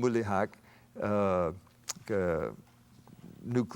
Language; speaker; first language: Korean; non-native, fluent; English